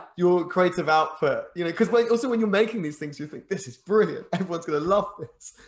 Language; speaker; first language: English; native; English